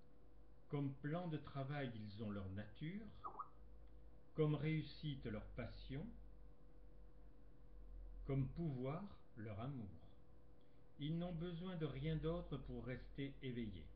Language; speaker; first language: French; native; French